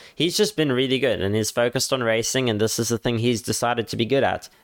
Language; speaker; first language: English; native; English